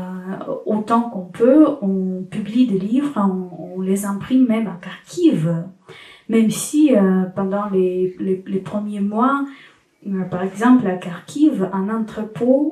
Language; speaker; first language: French; non-native, fluent; Ukrainian